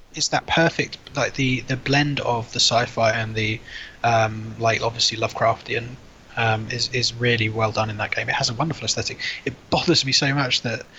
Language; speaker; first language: English; native; English